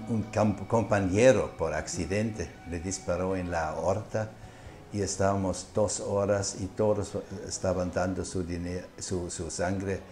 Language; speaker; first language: Spanish; non-native, fluent; German